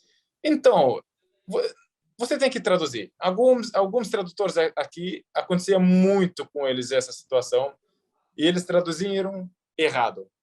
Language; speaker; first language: Portuguese; early bilingual, heritage; Arabic